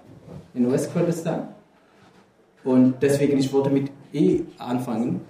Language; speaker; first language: German; non-native, fluent; Kurdish